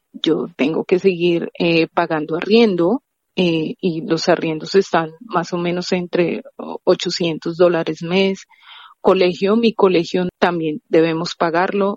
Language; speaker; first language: Spanish; native; Spanish